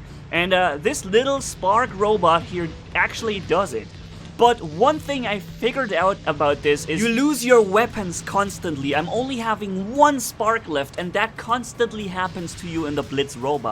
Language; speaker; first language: English; non-native, fluent; German